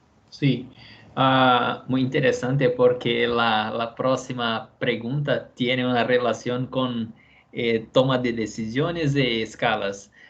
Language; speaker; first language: Spanish; non-native, fluent; Portuguese